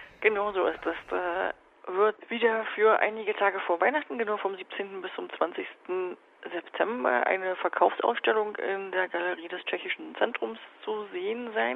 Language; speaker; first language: German; native; German